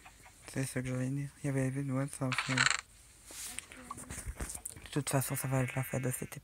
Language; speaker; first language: French; native; French